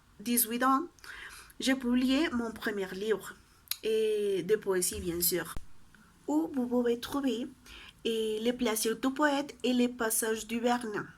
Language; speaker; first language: French; non-native, learner; Spanish